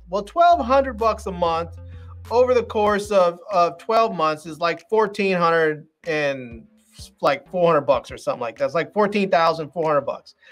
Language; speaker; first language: English; native; English